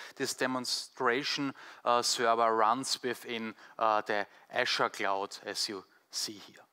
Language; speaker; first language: English; non-native, fluent; German